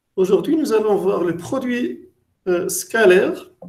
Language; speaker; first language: French; non-native, local second language; Arabic